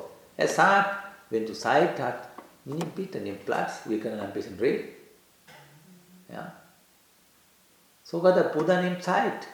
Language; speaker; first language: German; non-native, learner; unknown